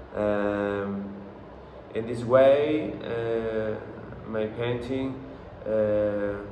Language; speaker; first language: English; non-native, learner; Spanish